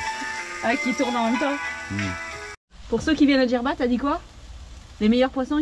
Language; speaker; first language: French; native; French